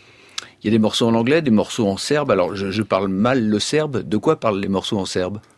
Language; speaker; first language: French; native; French